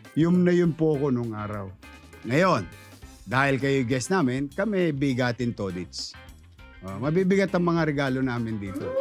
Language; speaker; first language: Filipino; native; Filipino